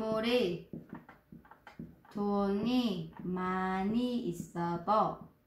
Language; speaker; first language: Korean; non-native, learner; Vietnamese